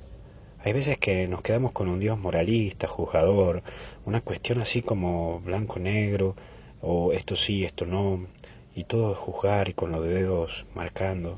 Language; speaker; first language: Spanish; native; Spanish